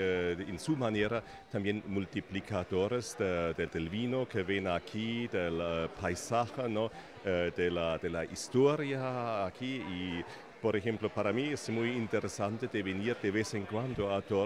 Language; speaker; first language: Spanish; non-native, fluent; German